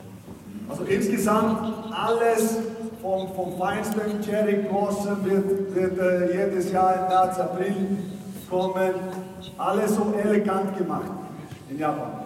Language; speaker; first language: German; non-native, fluent; Icelandic